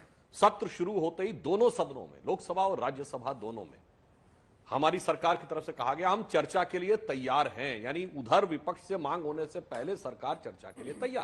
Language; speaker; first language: Hindi; native; Hindi